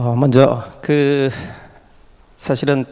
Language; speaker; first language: Korean; native; Korean